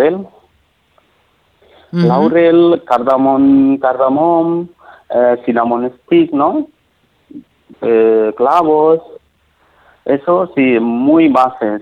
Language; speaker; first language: Spanish; non-native, learner; Nepali